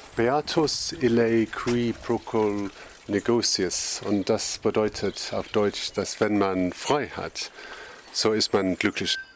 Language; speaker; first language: German; non-native, learner; English